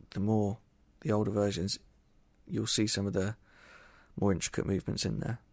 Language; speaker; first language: English; native; English